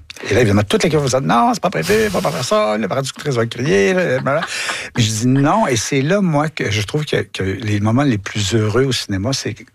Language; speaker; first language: French; native; French